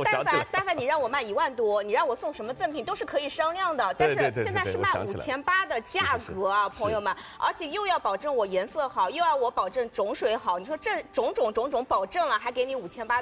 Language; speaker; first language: Chinese; native; Chinese